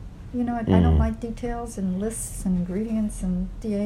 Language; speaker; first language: English; native; English